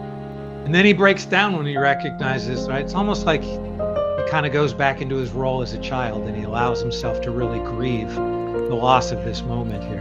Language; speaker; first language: English; native; English